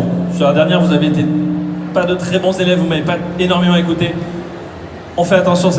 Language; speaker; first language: French; native; French